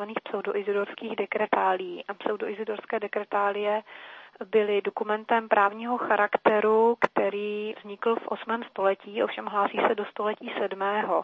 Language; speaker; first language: Czech; native; Czech